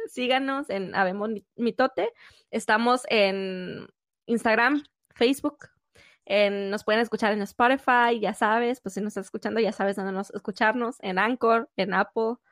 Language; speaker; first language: Spanish; native; Spanish